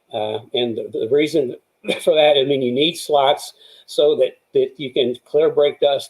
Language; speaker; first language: English; native; English